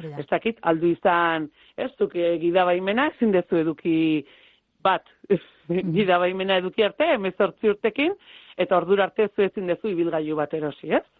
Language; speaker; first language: Basque; native; Basque